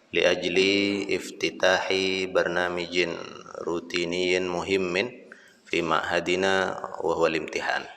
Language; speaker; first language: Arabic; non-native, fluent; Indonesian